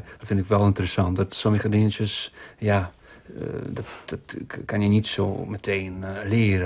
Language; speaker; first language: Dutch; non-native, fluent; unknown